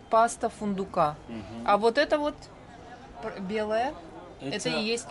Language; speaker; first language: Russian; native; Russian